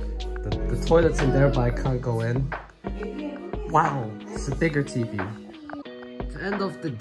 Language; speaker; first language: English; native; English